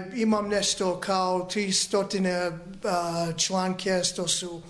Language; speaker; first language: Serbian; early bilingual, other home language; English